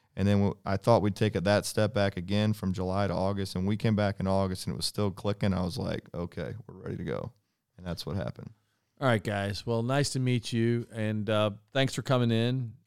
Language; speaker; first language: English; native; English